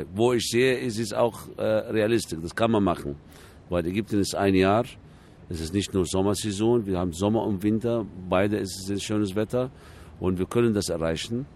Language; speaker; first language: German; non-native, fluent; Arabic